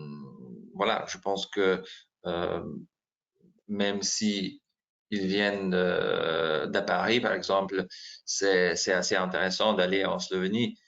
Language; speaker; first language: French; non-native, fluent; Slovenian